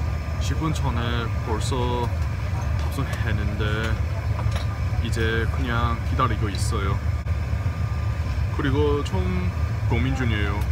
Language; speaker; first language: Korean; non-native, learner; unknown